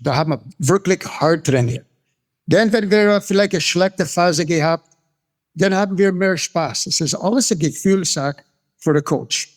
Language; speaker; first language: German; non-native, fluent; English